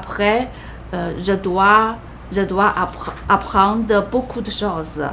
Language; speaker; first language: French; non-native, learner; Chinese